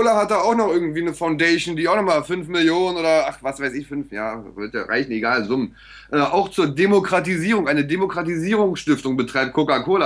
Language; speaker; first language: German; native; German